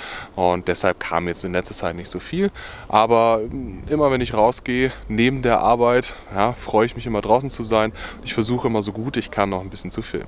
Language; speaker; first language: German; native; German